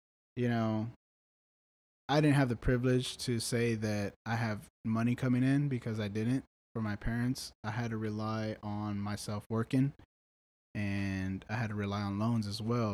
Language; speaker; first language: English; native; English